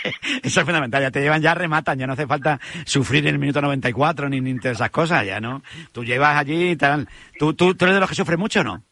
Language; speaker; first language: Spanish; native; Spanish